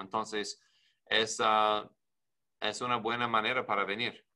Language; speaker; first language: Spanish; non-native, learner; English